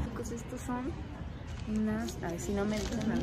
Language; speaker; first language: Spanish; native; Spanish